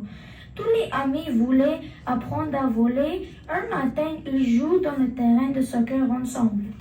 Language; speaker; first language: French; non-native, learner; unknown